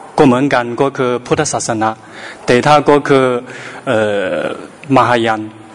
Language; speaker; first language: Thai; non-native, learner; Chinese